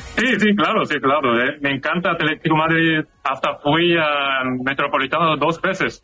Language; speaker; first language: Spanish; non-native, learner; Korean